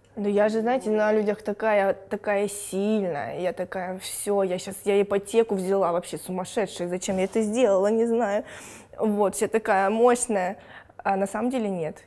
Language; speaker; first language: Russian; native; Russian